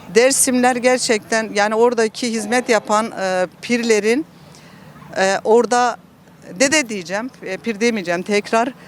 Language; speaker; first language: Turkish; native; Turkish